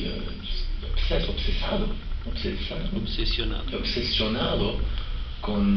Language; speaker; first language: Spanish; non-native, fluent; French